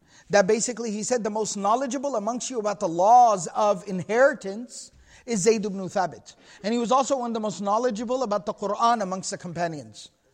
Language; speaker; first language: English; native; English